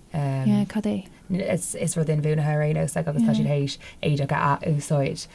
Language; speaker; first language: Irish; non-native, local second language; English